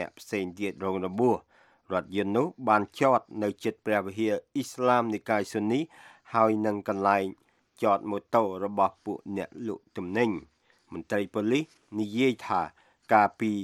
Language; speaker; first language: Khmer; native; Khmer